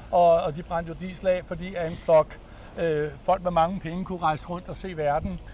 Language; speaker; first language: Danish; native; Danish